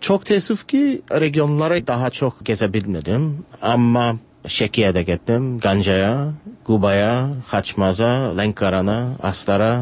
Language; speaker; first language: Turkish; non-native, fluent; English